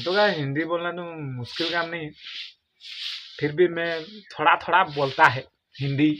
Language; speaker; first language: Hindi; non-native, local second language; Bangla